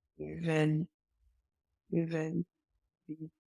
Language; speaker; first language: French; non-native, learner; English